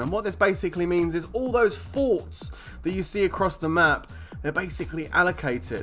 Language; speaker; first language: English; native; English